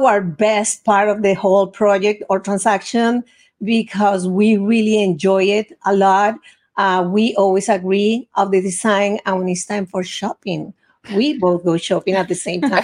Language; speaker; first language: English; non-native, fluent; Spanish